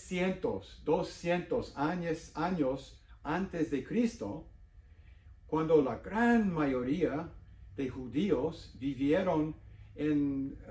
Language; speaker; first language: Spanish; non-native, fluent; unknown